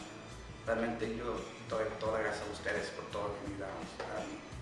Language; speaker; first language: Spanish; early bilingual, heritage; Spanish